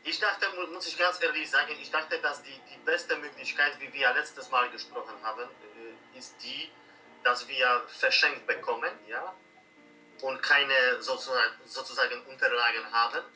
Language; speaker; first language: German; non-native, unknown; Polish